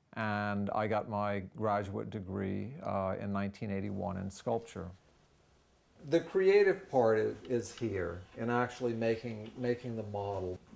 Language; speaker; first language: English; native; English